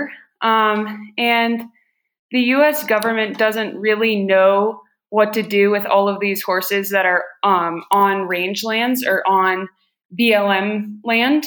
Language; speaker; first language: English; native; English